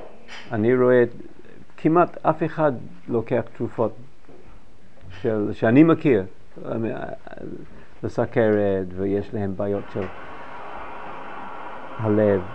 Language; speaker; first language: Hebrew; non-native, fluent; English